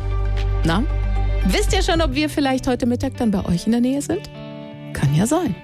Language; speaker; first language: German; native; German